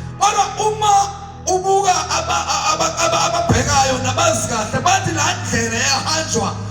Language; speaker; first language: Zulu; non-native, local second language; Xhosa